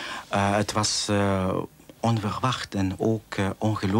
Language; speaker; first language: Dutch; non-native, fluent; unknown